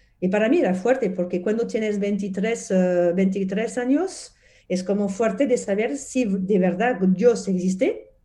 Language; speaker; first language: Spanish; non-native, fluent; French